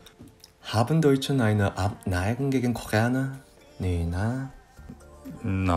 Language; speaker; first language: German; non-native, learner; Korean